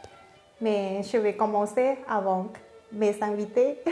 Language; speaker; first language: French; non-native, learner; Thai